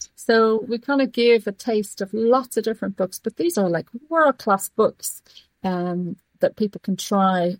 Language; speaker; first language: English; native; English